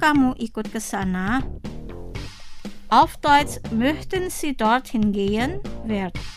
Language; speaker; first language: German; non-native, fluent; Indonesian